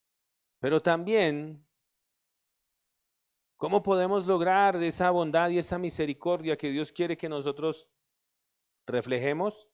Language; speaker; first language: Spanish; native; Spanish